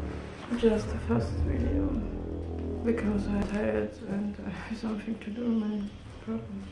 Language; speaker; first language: English; non-native, learner; German